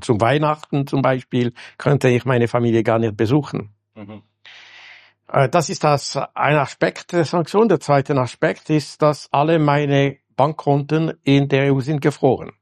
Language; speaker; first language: German; non-native, local second language; French